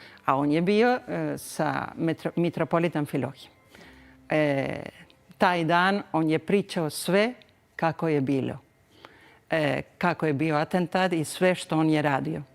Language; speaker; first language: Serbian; early bilingual, heritage; Spanish